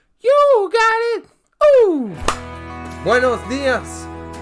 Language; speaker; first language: Spanish; non-native, learner; French